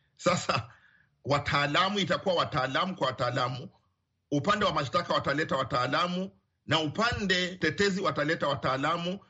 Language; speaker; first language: Swahili; non-native, local second language; Luyia